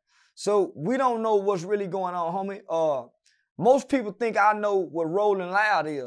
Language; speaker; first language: English; native; English